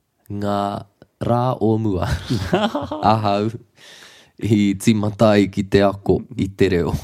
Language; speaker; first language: Māori; non-native, local second language; English